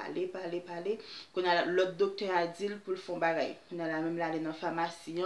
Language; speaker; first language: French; non-native, learner; Haitian Creole